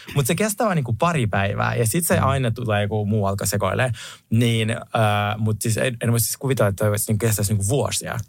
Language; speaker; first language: Finnish; early bilingual, other home language; Russian